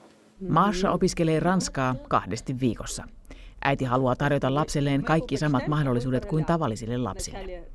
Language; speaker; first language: Finnish; native; Finnish